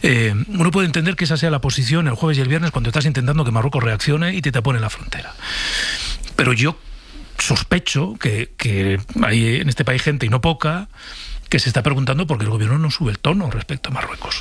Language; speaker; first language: Spanish; native; Spanish